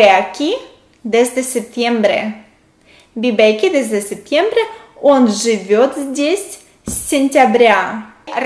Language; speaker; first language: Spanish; non-native, fluent; Russian